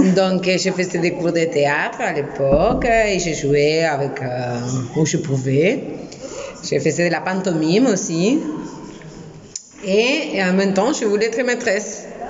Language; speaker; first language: French; non-native, fluent; Spanish